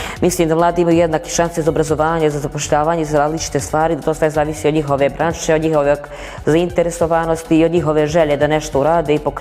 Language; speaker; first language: Bosnian; native; Bosnian